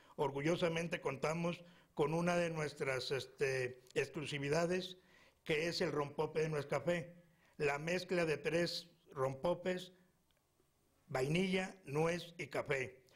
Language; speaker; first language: Spanish; native; Spanish